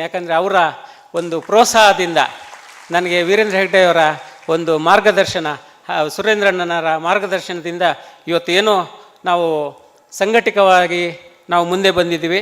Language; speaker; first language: Kannada; native; Kannada